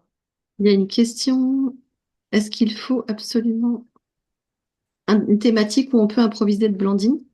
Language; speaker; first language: French; native; French